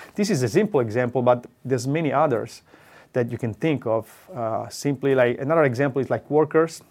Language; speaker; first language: English; non-native, fluent; Italian